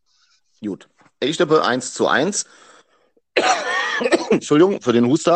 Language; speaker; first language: German; native; German